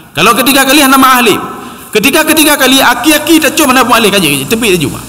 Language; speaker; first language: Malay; non-native, local second language; Achinese